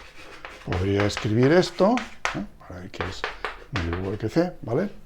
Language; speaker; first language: Spanish; native; Spanish